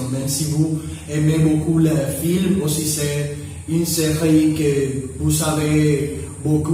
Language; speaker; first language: French; non-native, learner; Spanish